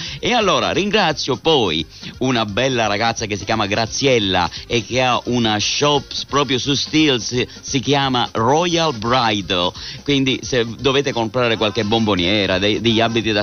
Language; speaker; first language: Italian; early bilingual, heritage; Italian